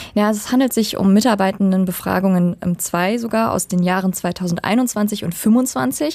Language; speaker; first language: German; native; German